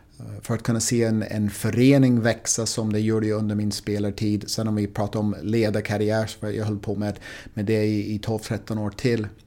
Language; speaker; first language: Swedish; non-native, fluent; English